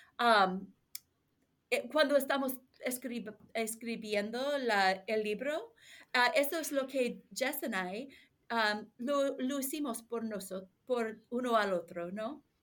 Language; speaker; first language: Spanish; non-native, learner; English